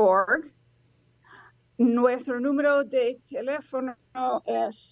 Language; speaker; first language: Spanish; non-native, learner; English